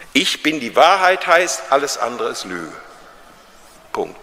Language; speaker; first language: German; native; German